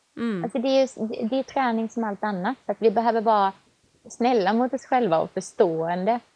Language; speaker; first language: Swedish; native; Swedish